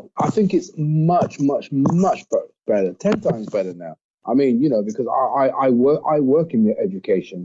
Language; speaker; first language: English; native; English